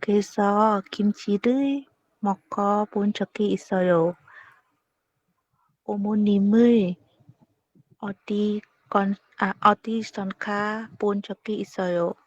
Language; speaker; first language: Korean; non-native, learner; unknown